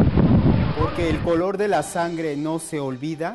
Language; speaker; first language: Spanish; native; Spanish